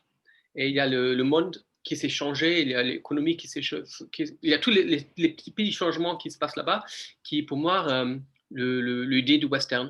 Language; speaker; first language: French; non-native, fluent; English